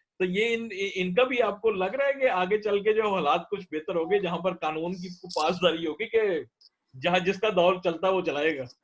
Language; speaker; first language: Urdu; native; Urdu